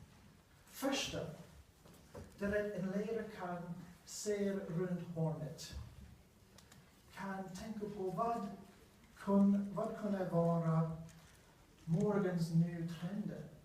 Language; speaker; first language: Swedish; non-native, learner; English